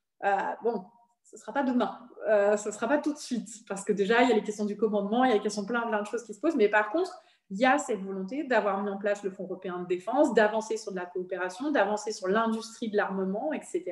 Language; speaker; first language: French; native; French